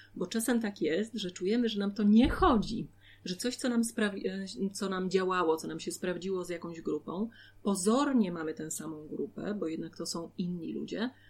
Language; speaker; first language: Polish; native; Polish